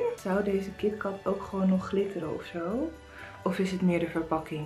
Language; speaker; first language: Dutch; native; Dutch